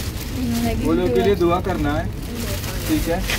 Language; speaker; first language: Hindi; non-native, local second language; Malayalam